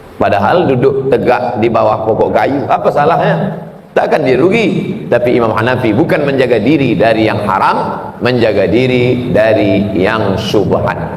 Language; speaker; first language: Malay; native; Malay